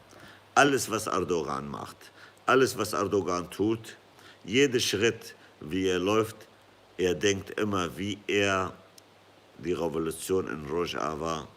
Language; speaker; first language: German; non-native, fluent; Kurdish